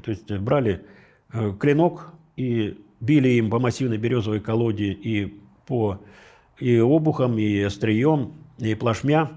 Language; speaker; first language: Russian; native; Russian